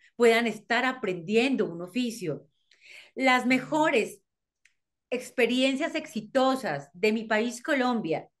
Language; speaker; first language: Spanish; native; Spanish